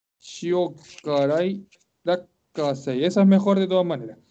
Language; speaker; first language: Spanish; native; Spanish